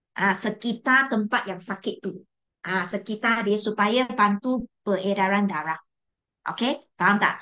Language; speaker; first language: Malay; non-native, local second language; Chinese